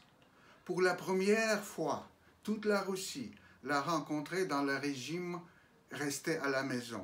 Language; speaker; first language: French; non-native, fluent; Russian